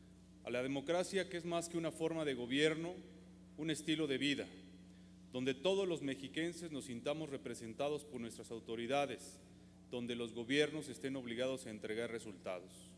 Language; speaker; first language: Spanish; native; Spanish